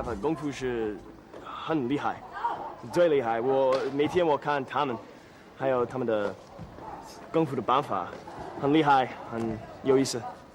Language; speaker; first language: Chinese; non-native, learner; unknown